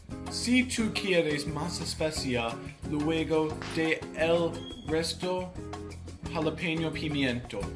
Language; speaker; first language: Spanish; non-native, learner; English